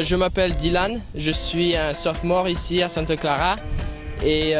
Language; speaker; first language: French; early bilingual, heritage; French